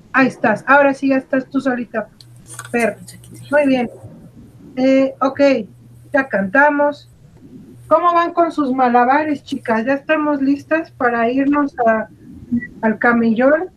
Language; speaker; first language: Spanish; native; Spanish